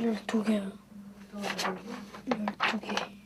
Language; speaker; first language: Korean; early bilingual, other home language; Italian